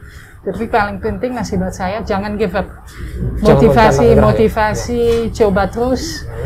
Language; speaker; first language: Indonesian; non-native, fluent; Dutch